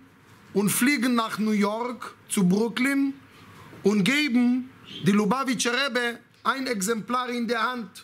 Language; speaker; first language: German; non-native, fluent; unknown